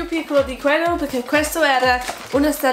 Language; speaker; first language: Italian; non-native, fluent; English